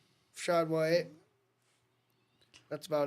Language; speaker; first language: English; native; English